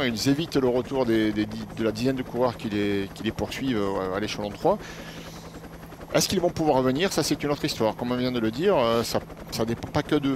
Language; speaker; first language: French; native; French